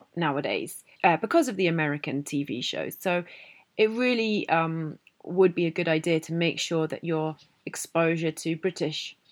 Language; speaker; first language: English; native; English